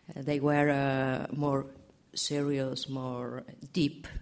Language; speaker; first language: English; non-native, learner; Catalan